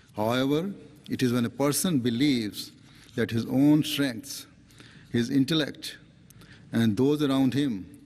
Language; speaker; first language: English; non-native, local second language; Urdu